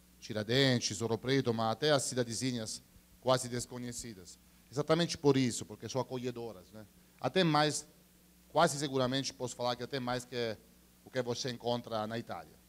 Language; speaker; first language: Portuguese; non-native, fluent; Italian